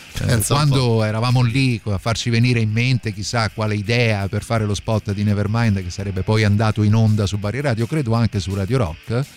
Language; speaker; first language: Italian; native; Italian